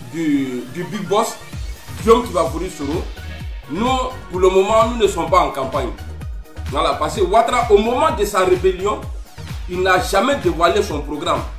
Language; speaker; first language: French; native; French